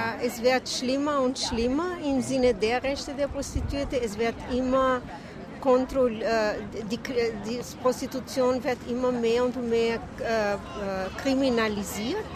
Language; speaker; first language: German; non-native, fluent; Portuguese